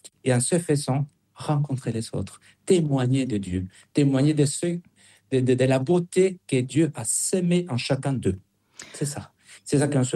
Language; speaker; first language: French; non-native, fluent; Spanish